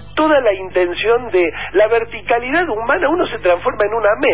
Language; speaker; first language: Spanish; native; Spanish